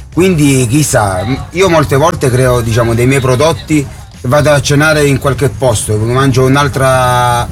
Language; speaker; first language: Italian; native; Italian